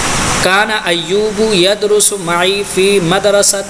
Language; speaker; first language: Arabic; non-native, fluent; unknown